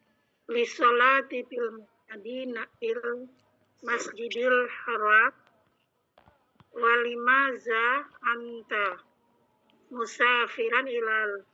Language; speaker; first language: Arabic; non-native, learner; Indonesian